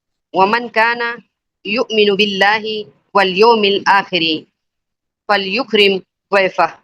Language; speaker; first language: Arabic; non-native, learner; Urdu